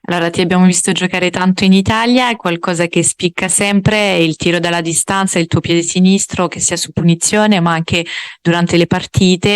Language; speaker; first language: Italian; native; Italian